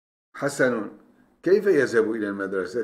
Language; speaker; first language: Arabic; non-native, fluent; Turkish